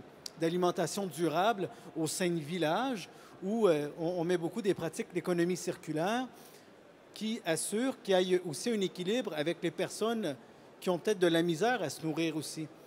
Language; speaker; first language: French; native; French